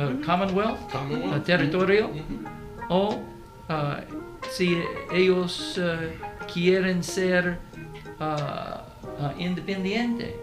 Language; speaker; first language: Spanish; non-native, learner; English